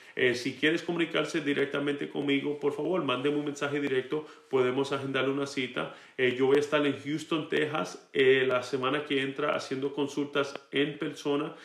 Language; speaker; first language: Spanish; early bilingual, heritage; Spanish